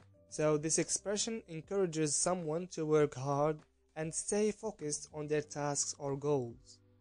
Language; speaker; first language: English; non-native, fluent; Arabic